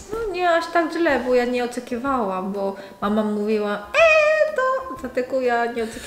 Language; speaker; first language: Polish; non-native, learner; Korean